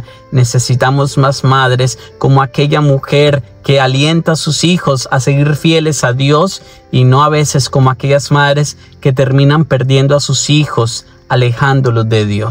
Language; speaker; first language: Spanish; native; Spanish